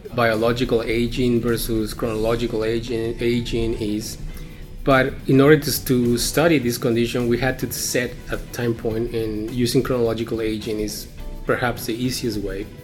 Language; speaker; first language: English; non-native, fluent; Spanish